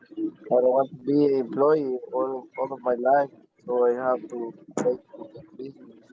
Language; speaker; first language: English; non-native, learner; Spanish